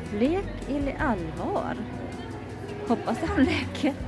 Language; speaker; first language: Swedish; non-native, learner; Japanese